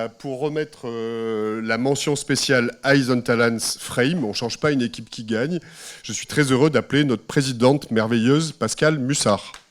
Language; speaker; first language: French; native; French